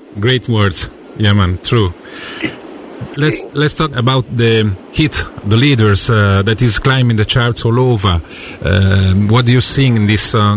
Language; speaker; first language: English; non-native, fluent; Italian